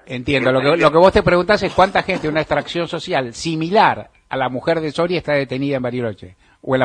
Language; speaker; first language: Spanish; native; Spanish